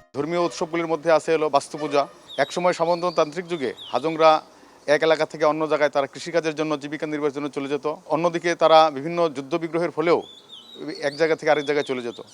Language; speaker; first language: Bangla; non-native, local second language; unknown